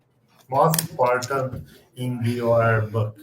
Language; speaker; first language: English; non-native, learner; Portuguese